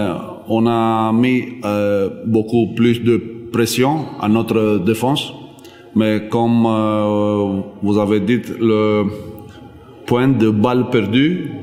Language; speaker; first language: French; non-native, learner; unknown